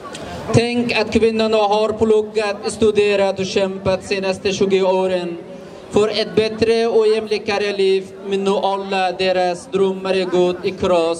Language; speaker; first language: Swedish; non-native, fluent; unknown